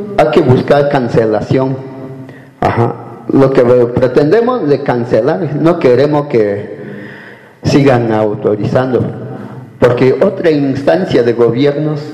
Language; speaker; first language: Spanish; non-native, local second language; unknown